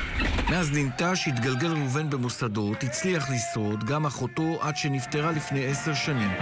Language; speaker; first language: Hebrew; native; Hebrew